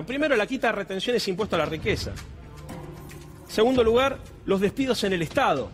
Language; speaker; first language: Spanish; native; Spanish